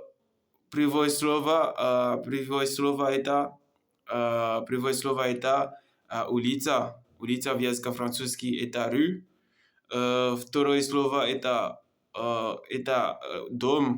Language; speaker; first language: Russian; non-native, learner; Comorian